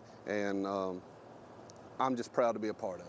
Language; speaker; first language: English; native; English